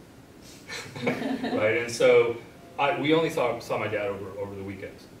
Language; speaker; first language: English; native; English